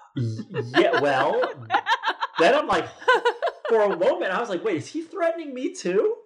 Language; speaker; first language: English; native; English